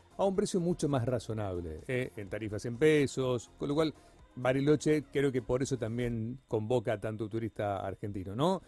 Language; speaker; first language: Spanish; native; Spanish